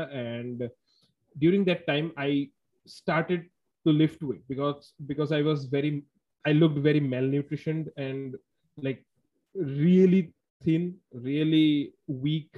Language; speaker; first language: English; non-native, local second language; Assamese